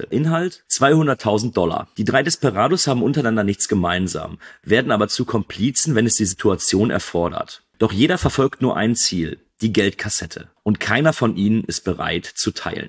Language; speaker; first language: German; native; German